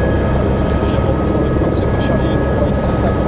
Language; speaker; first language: French; native; French